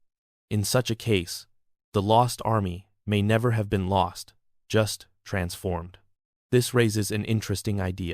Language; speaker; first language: English; native; English